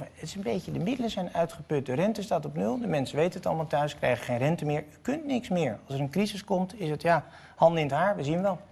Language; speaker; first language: Dutch; native; Dutch